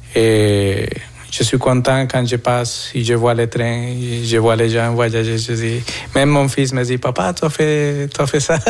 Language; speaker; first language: French; non-native, fluent; Spanish